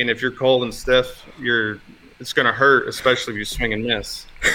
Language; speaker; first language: English; native; English